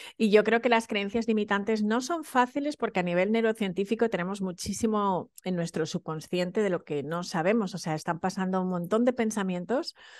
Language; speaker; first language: Spanish; early bilingual, other home language; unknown